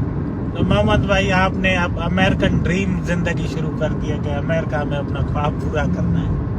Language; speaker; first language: Hindi; non-native, local second language; Sindhi